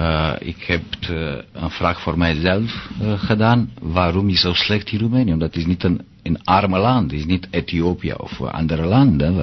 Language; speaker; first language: Dutch; non-native, learner; Romanian